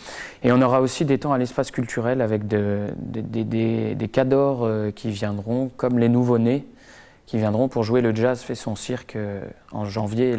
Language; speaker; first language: French; native; French